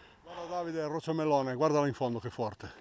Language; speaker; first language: Italian; native; Italian